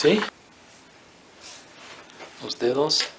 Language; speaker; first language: Spanish; non-native, learner; English